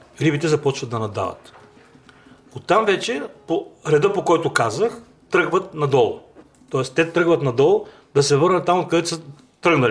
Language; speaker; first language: Bulgarian; native; Bulgarian